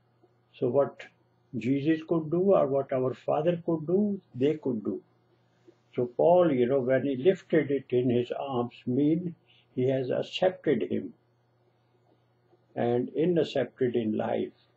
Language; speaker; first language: English; non-native, local second language; Punjabi